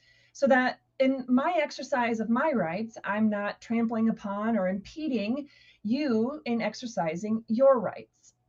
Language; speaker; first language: English; native; English